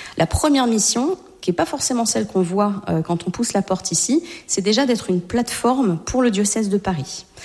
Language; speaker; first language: French; native; French